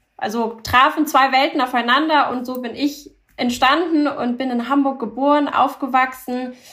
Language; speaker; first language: German; early bilingual, other home language; Turkish